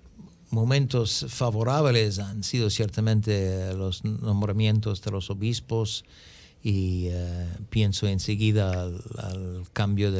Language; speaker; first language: Spanish; non-native, fluent; English